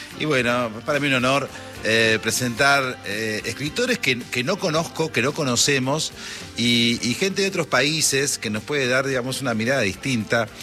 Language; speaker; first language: Spanish; native; Spanish